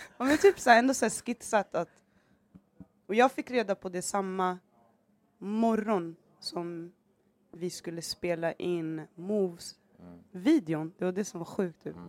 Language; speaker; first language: Swedish; early bilingual, other home language; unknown